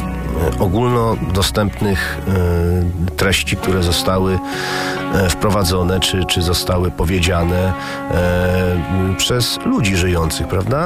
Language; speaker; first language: Polish; native; Polish